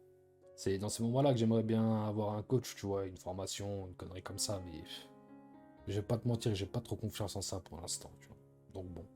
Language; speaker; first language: French; native; French